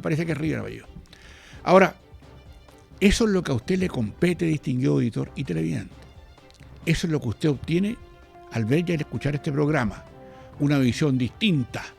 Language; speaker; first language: Spanish; native; Spanish